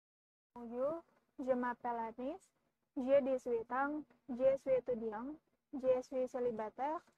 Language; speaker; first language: French; non-native, learner; Indonesian